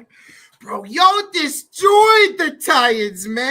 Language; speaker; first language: English; native; English